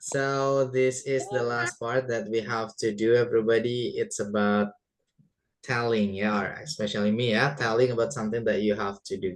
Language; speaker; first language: English; non-native, learner; Indonesian